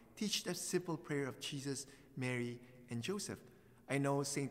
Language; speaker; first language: English; non-native, local second language; Filipino